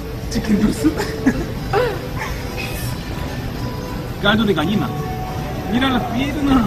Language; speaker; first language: Spanish; non-native, learner; Korean